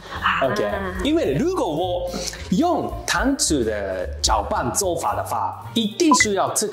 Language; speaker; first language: Chinese; non-native, learner; Japanese